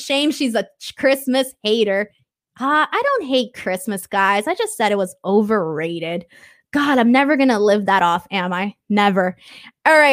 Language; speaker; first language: English; native; English